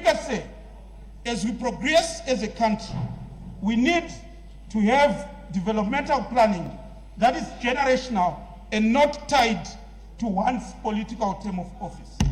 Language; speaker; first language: English; non-native, local second language; Shona